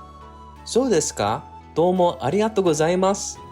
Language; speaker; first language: Japanese; non-native, learner; English